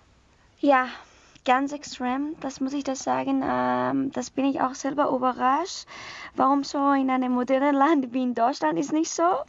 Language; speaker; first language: German; non-native, learner; Persian